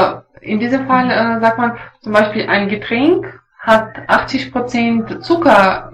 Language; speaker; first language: German; non-native, learner; Russian